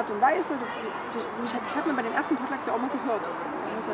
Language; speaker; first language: German; native; German